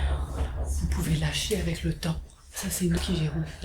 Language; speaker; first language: French; native; French